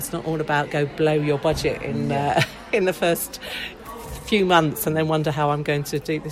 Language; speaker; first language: English; native; English